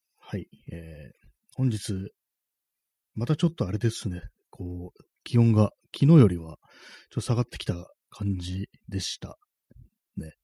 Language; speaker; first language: Japanese; native; Japanese